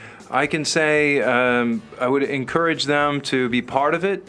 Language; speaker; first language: English; native; English